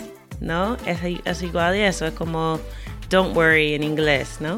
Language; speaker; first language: Spanish; non-native, fluent; English